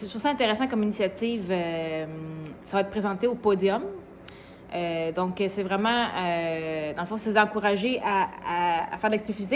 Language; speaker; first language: French; native; French